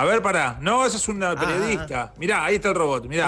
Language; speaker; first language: Spanish; native; Spanish